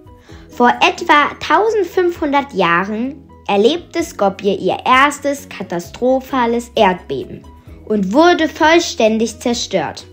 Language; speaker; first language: German; non-native, fluent; Macedonian